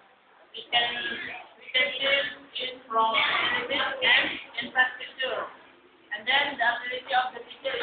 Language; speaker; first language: English; non-native, learner; Indonesian